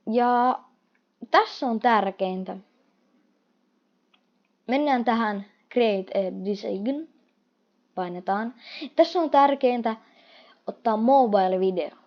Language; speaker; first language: Finnish; non-native, fluent; Russian